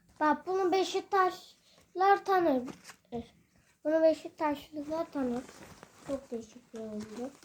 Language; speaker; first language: Turkish; early bilingual, heritage; Turkish